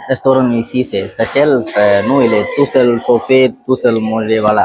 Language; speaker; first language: French; non-native, learner; Tamil